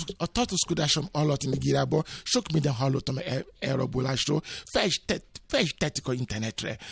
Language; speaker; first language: Hungarian; non-native, fluent; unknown